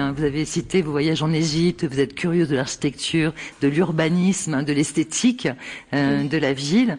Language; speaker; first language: French; native; French